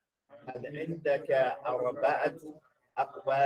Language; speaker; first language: Arabic; non-native, learner; English